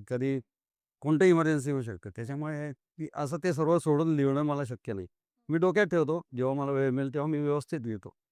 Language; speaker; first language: Marathi; native; Marathi